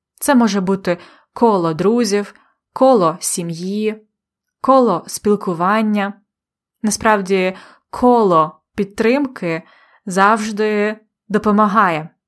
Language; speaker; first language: Ukrainian; native; Ukrainian